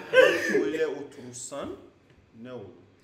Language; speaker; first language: Turkish; non-native, learner; English